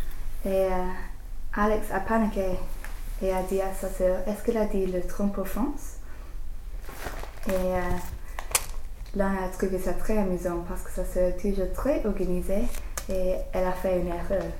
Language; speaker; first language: French; non-native, learner; English